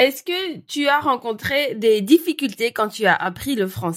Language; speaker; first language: French; native; French